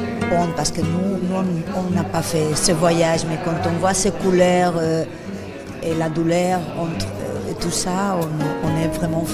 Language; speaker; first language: French; non-native, learner; Spanish